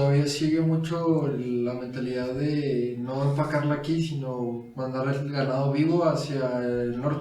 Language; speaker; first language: Spanish; native; Spanish